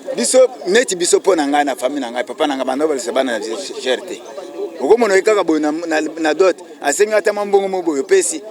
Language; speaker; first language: Lingala; non-native, local second language; Luba-Lulua